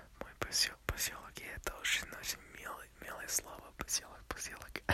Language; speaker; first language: Russian; non-native, learner; English